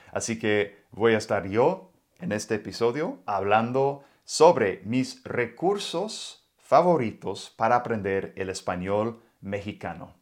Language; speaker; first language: Spanish; non-native, fluent; English